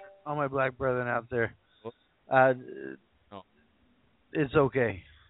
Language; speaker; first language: English; native; English